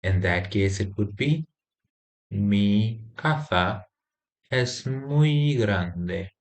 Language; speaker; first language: Spanish; non-native, fluent; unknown